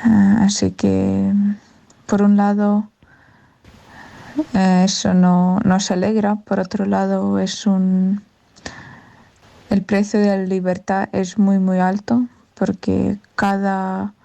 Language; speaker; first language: Spanish; non-native, fluent; Ukrainian